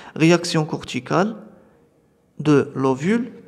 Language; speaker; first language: French; non-native, local second language; Arabic